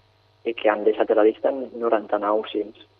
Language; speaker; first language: Catalan; native; Catalan